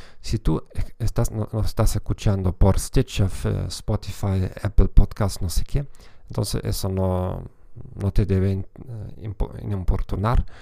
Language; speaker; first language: Spanish; non-native, fluent; German